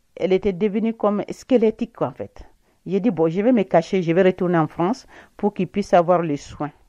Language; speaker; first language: French; non-native, local second language; Bambara